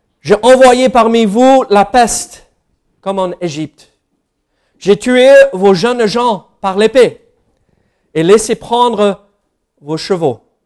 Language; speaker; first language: French; non-native, fluent; English